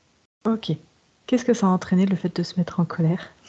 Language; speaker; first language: French; native; French